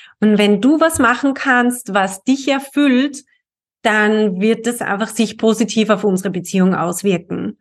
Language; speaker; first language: German; native; German